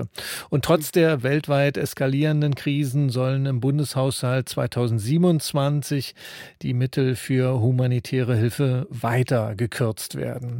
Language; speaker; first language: German; native; German